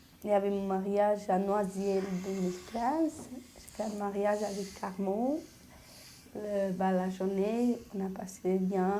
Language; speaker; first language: French; non-native, learner; Romanian